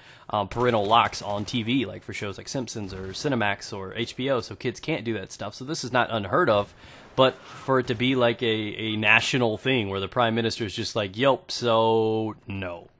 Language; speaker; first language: English; native; English